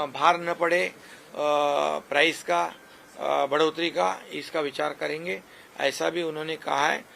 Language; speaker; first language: Hindi; non-native, local second language; Marathi